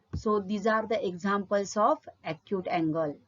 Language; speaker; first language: English; non-native, local second language; Marathi